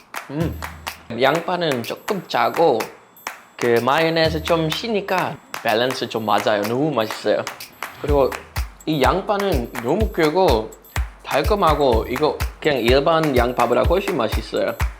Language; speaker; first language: Korean; non-native, fluent; Dutch